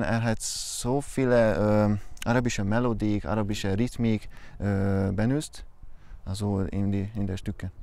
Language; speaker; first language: German; non-native, learner; Hungarian